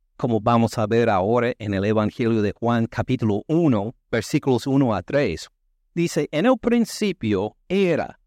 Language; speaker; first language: Spanish; non-native, fluent; English